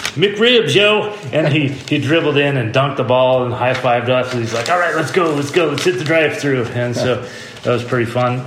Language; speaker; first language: English; native; English